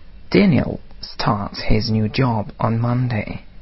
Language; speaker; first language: English; non-native, fluent; Russian